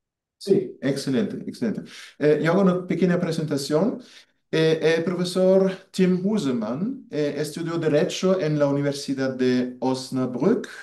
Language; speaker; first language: Spanish; non-native, fluent; German